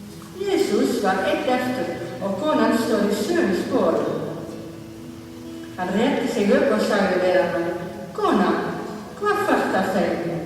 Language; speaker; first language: Icelandic; non-native, learner; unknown